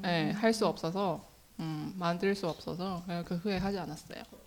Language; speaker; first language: Korean; non-native, fluent; Chinese